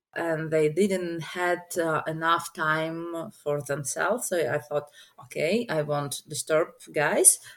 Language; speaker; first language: English; non-native, learner; Latvian